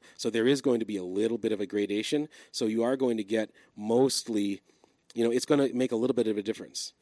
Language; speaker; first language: English; native; English